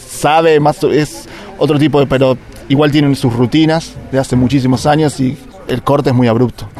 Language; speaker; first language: Spanish; native; Spanish